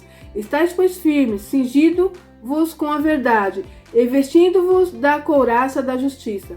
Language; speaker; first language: Portuguese; native; Portuguese